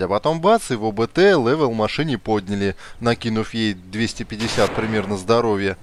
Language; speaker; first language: Russian; native; Russian